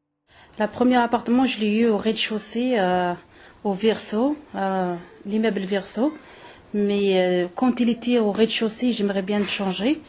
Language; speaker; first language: French; early bilingual, other home language; Arabic